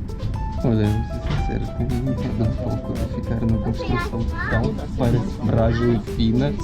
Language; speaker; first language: Portuguese; non-native, fluent; Russian